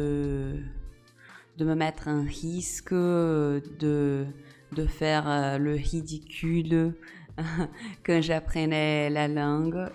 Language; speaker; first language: French; non-native, fluent; Portuguese